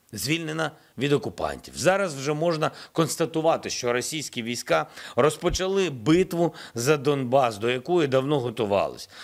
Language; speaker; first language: Ukrainian; non-native, local second language; Russian